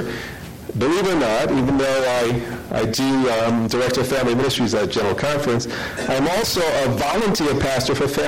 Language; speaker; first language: English; native; English